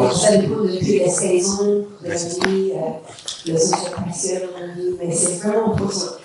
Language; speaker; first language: French; non-native, learner; English